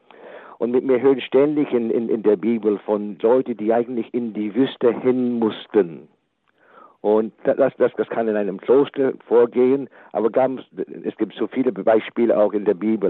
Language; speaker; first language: German; non-native, fluent; English